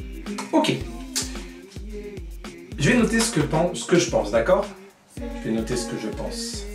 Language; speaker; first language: French; native; French